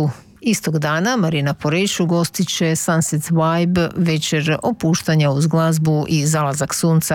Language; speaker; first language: Croatian; native; Croatian